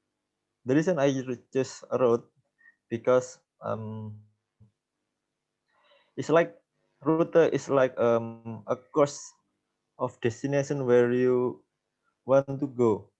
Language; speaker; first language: English; non-native, learner; Indonesian